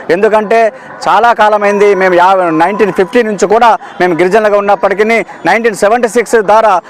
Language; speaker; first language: Telugu; native; Telugu